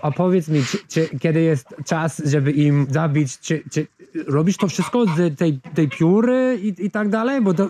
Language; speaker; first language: Polish; non-native, fluent; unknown